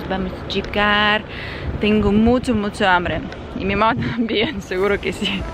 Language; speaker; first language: Spanish; non-native, fluent; Russian